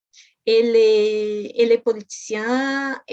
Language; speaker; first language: French; non-native, fluent; Portuguese